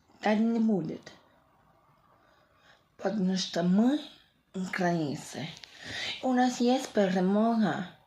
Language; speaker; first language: Russian; non-native, local second language; Ukrainian